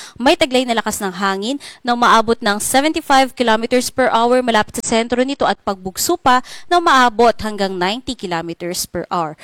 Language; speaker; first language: Filipino; non-native, local second language; Cebuano